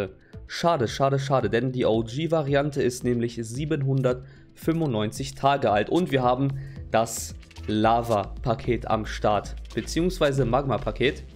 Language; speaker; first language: German; native; German